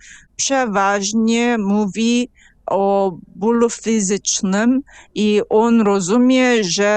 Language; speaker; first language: Polish; non-native, fluent; Korean